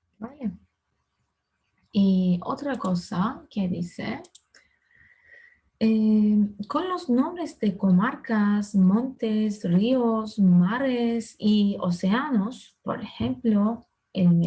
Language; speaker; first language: Spanish; non-native, fluent; Turkish